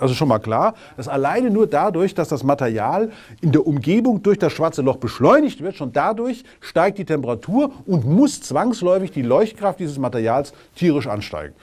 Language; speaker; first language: German; native; German